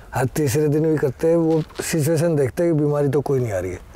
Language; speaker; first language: Hindi; native; Hindi